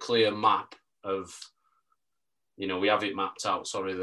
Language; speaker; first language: English; native; English